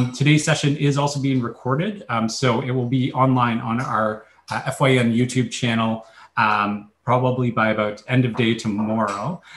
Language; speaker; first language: English; native; English